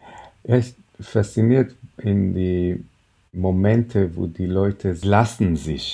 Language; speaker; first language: German; non-native, fluent; Hebrew